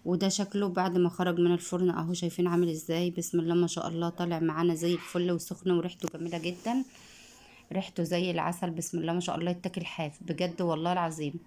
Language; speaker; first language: Arabic; native; Arabic